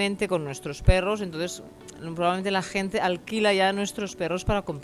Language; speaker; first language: Spanish; native; Spanish